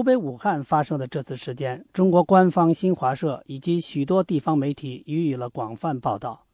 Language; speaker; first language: Chinese; native; Chinese